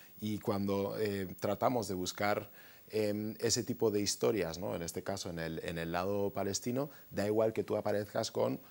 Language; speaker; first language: Spanish; native; Spanish